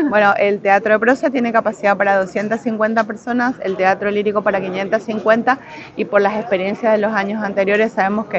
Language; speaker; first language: Spanish; native; Spanish